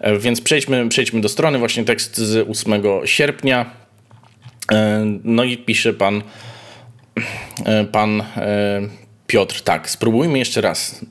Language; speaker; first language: Polish; native; Polish